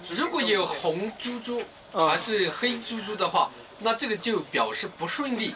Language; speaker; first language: Chinese; native; Chinese